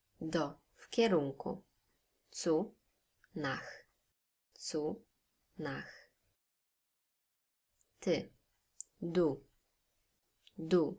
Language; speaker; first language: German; non-native, fluent; Polish